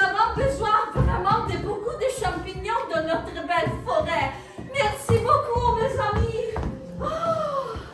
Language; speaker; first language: French; non-native, fluent; Italian